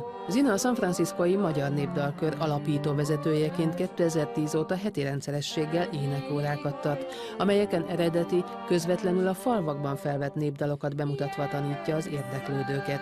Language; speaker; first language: Hungarian; native; Hungarian